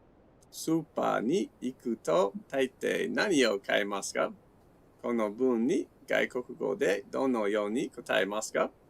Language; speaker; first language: Japanese; non-native, learner; English